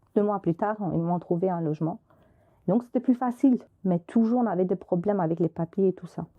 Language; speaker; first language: French; non-native, fluent; Albanian